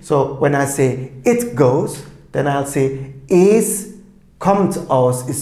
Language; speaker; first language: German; non-native, fluent; Turkish